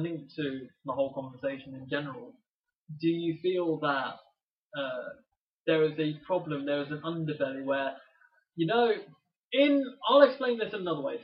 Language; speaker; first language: English; native; English